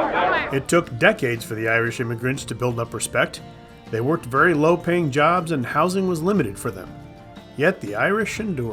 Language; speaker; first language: English; native; English